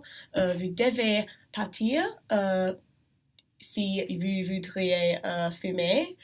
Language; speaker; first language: French; non-native, learner; English